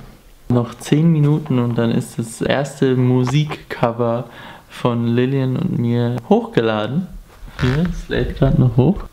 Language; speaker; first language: German; native; German